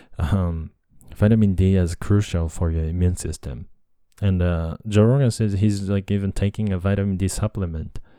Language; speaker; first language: English; non-native, fluent; Japanese